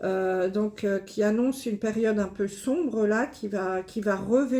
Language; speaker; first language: French; native; French